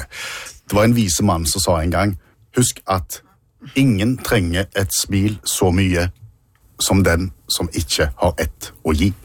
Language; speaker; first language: Norwegian; native; Norwegian